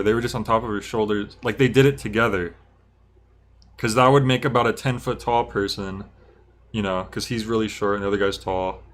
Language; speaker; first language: English; native; English